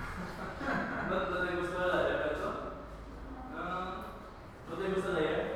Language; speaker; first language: Spanish; non-native, fluent; English